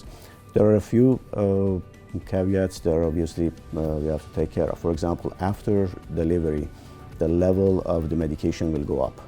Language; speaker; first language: English; non-native, fluent; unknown